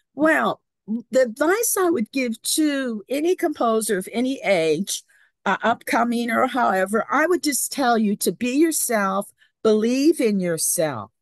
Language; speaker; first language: English; native; English